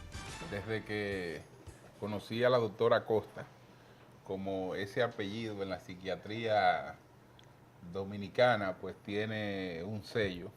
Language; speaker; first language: Spanish; native; Spanish